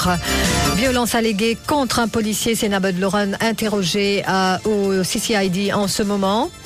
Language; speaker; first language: French; non-native, local second language; Morisyen